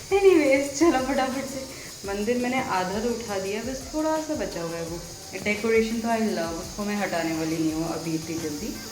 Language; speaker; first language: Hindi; native; Hindi